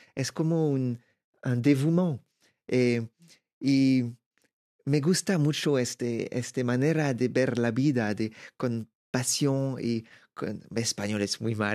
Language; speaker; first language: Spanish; non-native, learner; French